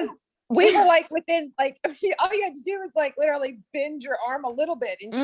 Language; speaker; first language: English; native; English